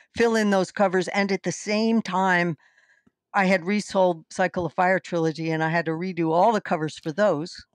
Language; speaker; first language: English; native; English